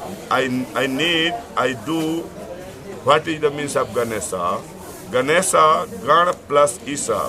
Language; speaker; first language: English; non-native, learner; Hindi